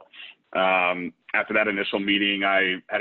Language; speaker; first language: English; native; English